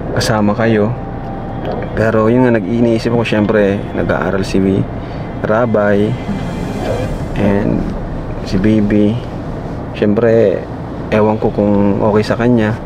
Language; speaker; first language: Filipino; non-native, local second language; Bikol